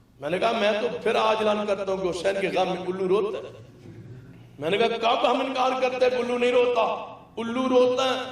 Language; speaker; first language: Urdu; non-native, local second language; Punjabi